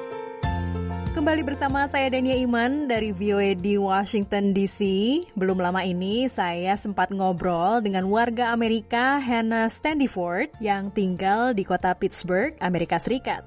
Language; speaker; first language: Indonesian; native; Indonesian